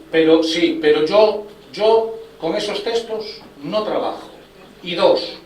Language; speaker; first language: Spanish; non-native, local second language; Galician